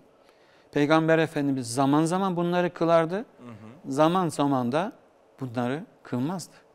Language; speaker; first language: Turkish; native; Turkish